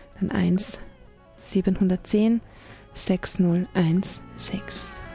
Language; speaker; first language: German; native; German